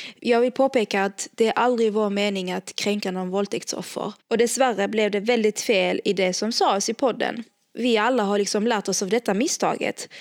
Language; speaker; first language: Swedish; early bilingual, other home language; Arabic